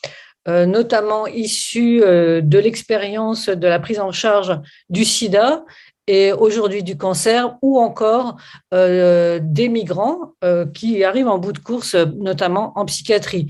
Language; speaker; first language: French; native; French